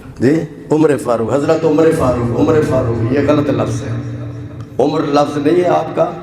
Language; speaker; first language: Urdu; non-native, local second language; Punjabi